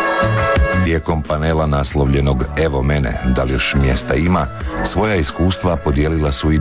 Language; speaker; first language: Croatian; native; Croatian